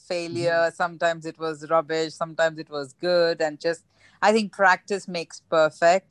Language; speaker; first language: English; non-native, local second language; Gujarati